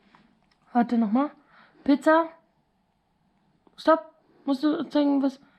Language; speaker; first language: German; non-native, learner; Bulgarian